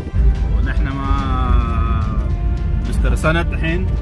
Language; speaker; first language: Arabic; non-native, learner; Urdu